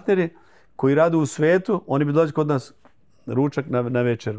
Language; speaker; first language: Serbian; early bilingual, heritage; Croatian